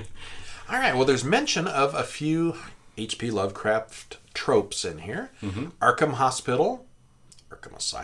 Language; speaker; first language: English; native; English